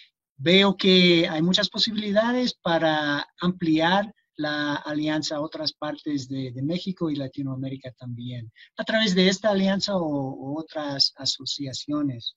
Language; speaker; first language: Spanish; non-native, fluent; English